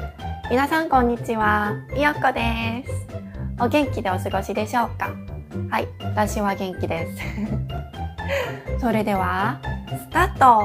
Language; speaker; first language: Japanese; non-native, fluent; Korean